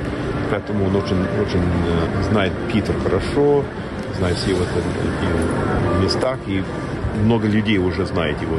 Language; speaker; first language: Russian; non-native, fluent; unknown